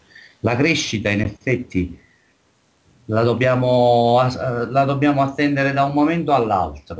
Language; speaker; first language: Italian; native; Italian